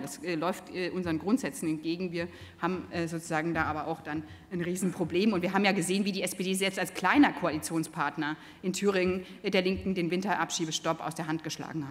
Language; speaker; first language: German; native; German